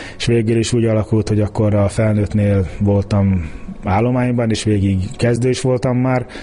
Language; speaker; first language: Hungarian; early bilingual, heritage; Hungarian